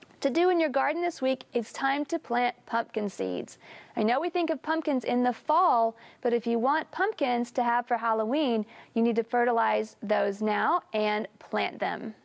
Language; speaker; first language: English; native; English